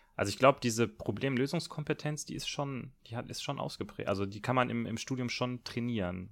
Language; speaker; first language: German; native; German